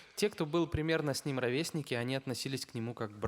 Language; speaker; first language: Russian; native; Russian